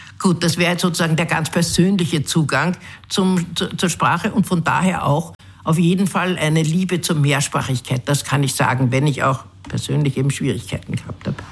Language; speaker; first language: German; early bilingual, other home language; English